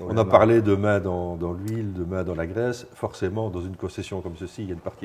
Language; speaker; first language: French; native; French